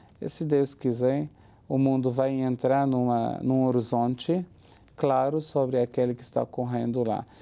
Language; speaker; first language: Portuguese; non-native, fluent; Arabic